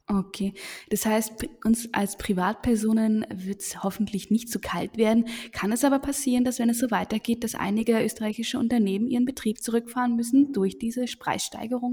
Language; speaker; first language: German; native; German